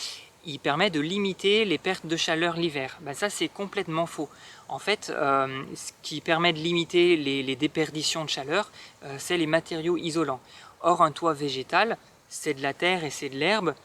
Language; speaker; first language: French; native; French